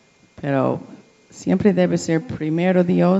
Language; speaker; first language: Spanish; non-native, learner; English